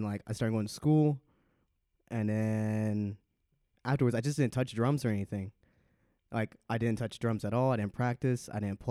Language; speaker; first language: English; native; English